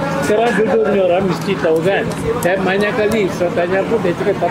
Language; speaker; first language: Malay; non-native, local second language; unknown